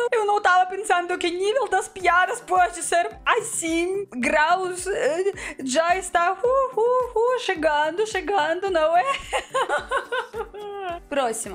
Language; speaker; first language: Portuguese; non-native, learner; Russian